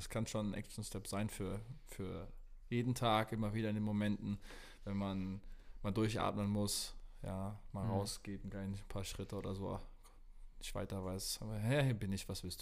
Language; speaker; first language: German; native; German